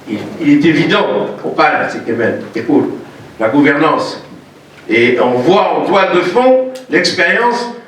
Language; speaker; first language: French; non-native, local second language; Arabic